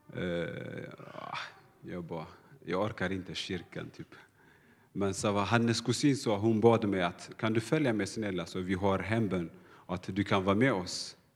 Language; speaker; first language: Swedish; non-native, learner; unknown